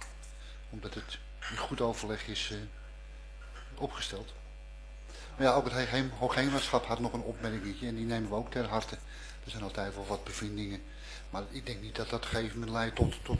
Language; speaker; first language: Dutch; native; Dutch